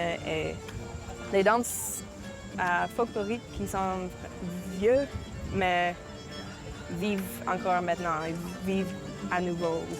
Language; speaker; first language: French; non-native, local second language; English